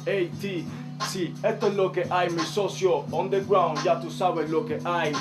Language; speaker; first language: Spanish; native; Spanish